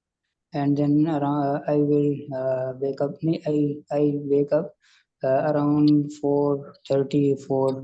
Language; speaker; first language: English; non-native, learner; Urdu